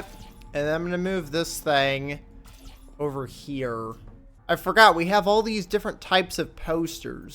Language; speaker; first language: English; native; English